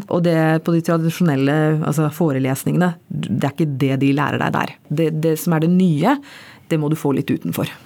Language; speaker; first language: Norwegian; early bilingual, other home language; Bangla